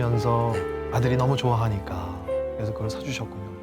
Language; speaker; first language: Korean; native; Korean